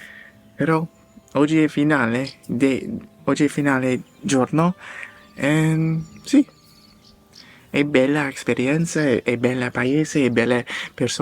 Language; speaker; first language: Italian; non-native, learner; English